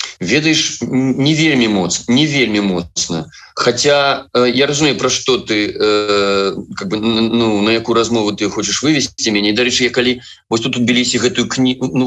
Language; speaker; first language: Belarusian; non-native, local second language; Russian